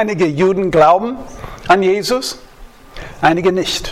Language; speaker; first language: German; non-native, fluent; English